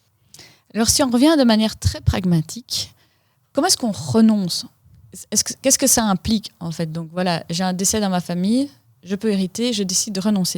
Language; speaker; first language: French; native; French